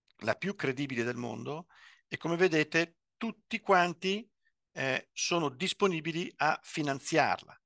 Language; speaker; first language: Italian; native; Italian